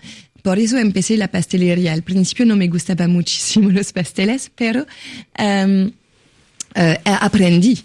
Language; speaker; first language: Spanish; non-native, fluent; French